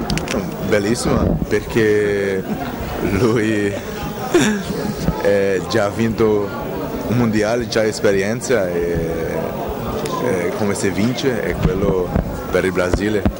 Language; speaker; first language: Italian; non-native, fluent; Portuguese